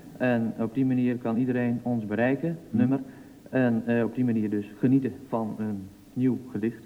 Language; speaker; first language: Dutch; non-native, local second language; Western Frisian